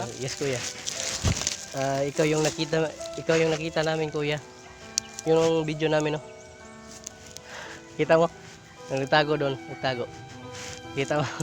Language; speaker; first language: Filipino; non-native, local second language; Cebuano